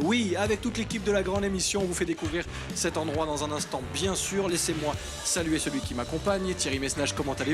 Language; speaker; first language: French; native; French